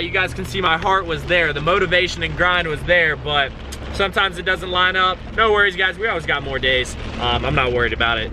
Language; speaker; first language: English; native; English